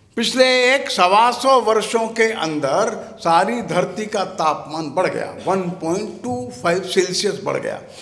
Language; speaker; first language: Hindi; native; Hindi